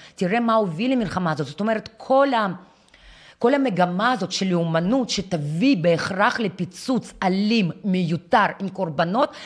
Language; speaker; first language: Hebrew; non-native, fluent; Ukrainian